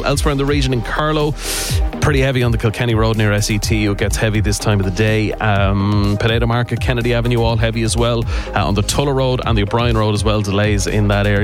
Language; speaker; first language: English; native; English